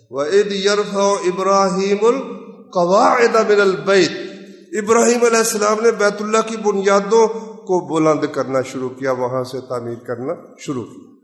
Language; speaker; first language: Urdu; non-native, local second language; Punjabi